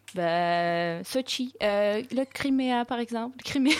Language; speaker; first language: French; non-native, fluent; Russian